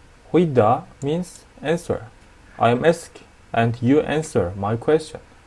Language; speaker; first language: English; non-native, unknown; Turkish